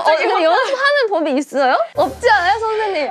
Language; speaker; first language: Korean; non-native, fluent; Japanese